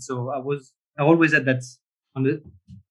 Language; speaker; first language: English; non-native, fluent; French